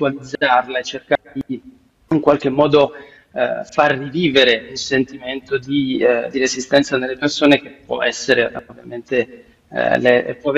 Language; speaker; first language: Italian; native; Italian